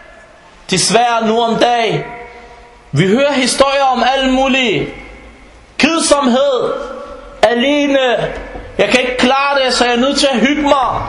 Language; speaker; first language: Danish; non-native, fluent; Arabic